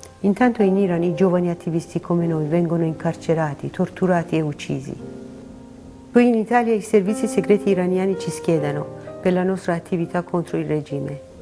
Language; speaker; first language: Italian; non-native, fluent; Persian